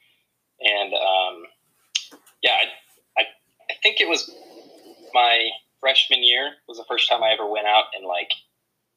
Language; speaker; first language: English; native; English